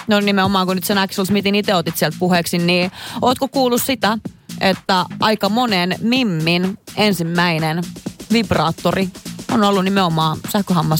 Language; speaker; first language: Finnish; native; Finnish